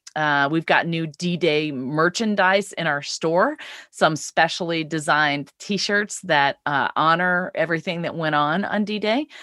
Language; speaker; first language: English; native; English